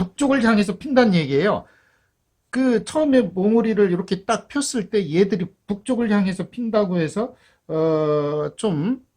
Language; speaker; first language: Korean; native; Korean